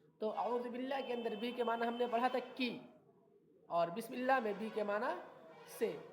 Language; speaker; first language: Urdu; native; Urdu